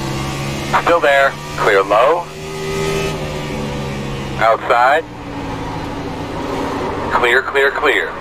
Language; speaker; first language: English; native; English